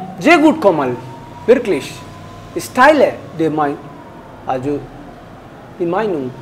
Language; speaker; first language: German; non-native, fluent; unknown